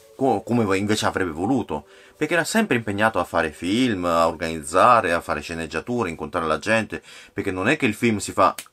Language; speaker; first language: Italian; non-native, fluent; Korean